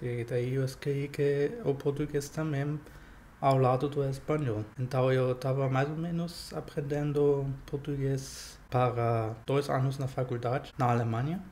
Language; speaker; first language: Portuguese; non-native, fluent; German